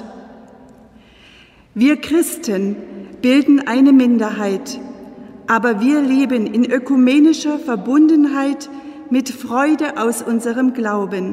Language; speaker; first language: German; native; German